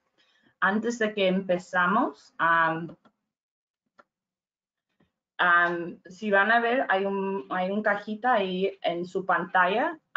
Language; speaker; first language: Spanish; non-native, fluent; English